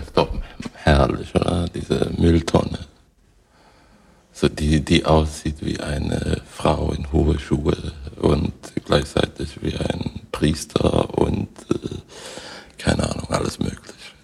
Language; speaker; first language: German; non-native, fluent; Swedish